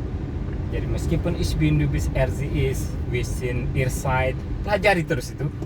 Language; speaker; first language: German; non-native, learner; Indonesian